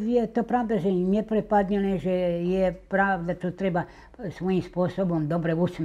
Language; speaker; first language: Slovak; native; Slovak